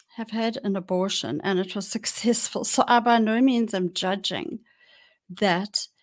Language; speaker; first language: English; native; English